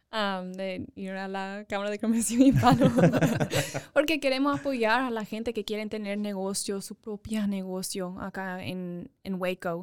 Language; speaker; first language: Spanish; early bilingual, other home language; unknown